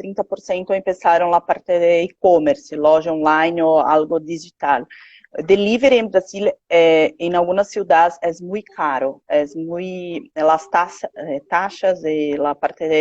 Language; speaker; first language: Spanish; non-native, learner; Portuguese